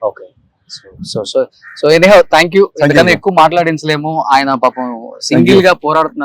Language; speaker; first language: Telugu; native; Telugu